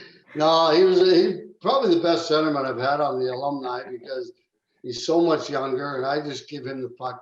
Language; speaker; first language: English; native; English